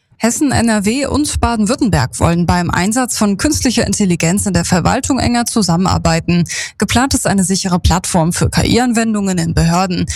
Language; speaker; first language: German; native; German